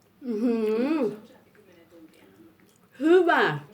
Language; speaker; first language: Finnish; non-native, learner; Thai